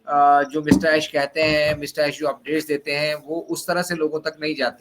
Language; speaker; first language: Hindi; native; Hindi